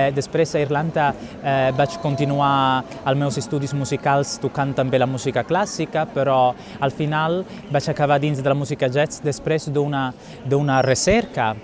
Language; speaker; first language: Catalan; non-native, fluent; Italian